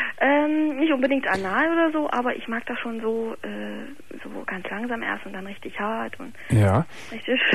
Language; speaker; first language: German; native; German